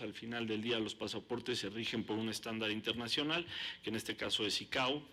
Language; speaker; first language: Spanish; native; Spanish